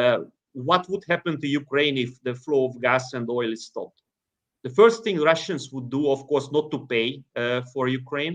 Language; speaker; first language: English; non-native, fluent; Hungarian